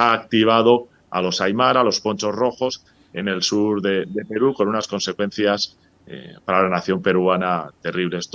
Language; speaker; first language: Spanish; native; Spanish